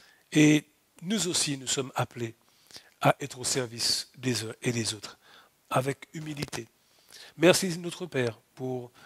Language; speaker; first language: French; native; French